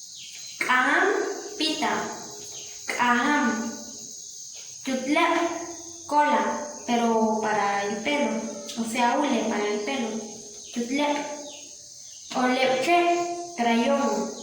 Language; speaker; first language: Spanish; non-native, local second language; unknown